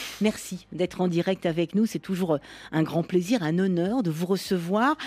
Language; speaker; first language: French; native; French